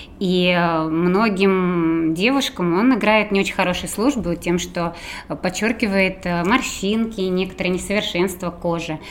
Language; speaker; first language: Russian; native; Russian